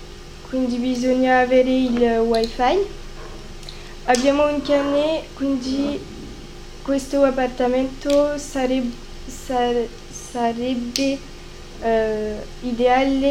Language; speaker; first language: Italian; non-native, learner; French